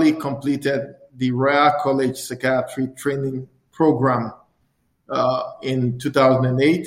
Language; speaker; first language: English; non-native, local second language; Akan